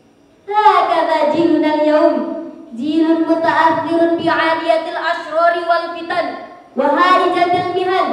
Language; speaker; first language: Arabic; non-native, learner; Indonesian